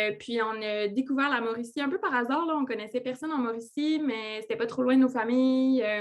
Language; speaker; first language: French; native; French